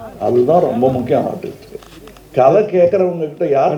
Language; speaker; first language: Tamil; native; Tamil